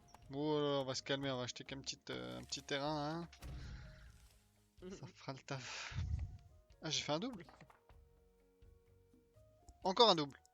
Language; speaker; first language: French; native; French